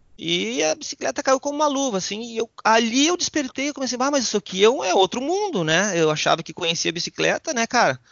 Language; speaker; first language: Portuguese; native; Portuguese